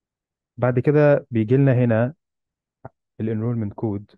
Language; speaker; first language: Arabic; native; Arabic